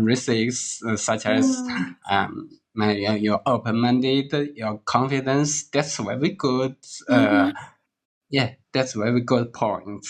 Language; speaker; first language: English; non-native, learner; Chinese